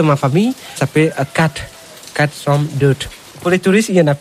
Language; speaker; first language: French; non-native, learner; Indonesian